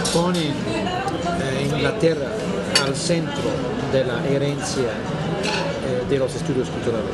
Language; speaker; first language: Spanish; non-native, fluent; English